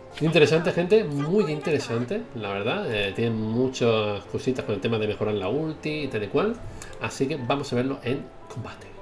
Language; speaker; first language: Spanish; native; Spanish